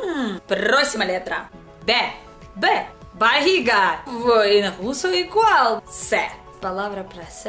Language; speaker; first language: Portuguese; non-native, learner; Russian